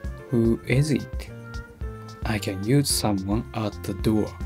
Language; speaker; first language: English; non-native, learner; Japanese